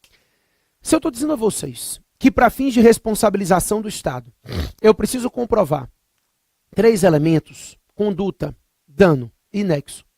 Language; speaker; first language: Portuguese; native; Portuguese